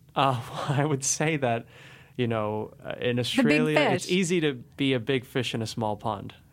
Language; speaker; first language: English; native; English